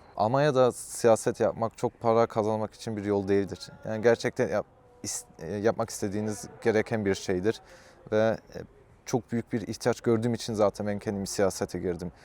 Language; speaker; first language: Turkish; early bilingual, heritage; Turkish